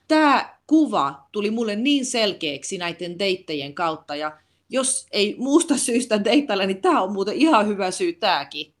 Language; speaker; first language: Finnish; early bilingual, heritage; Finnish